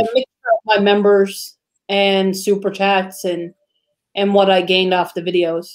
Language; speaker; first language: English; native; English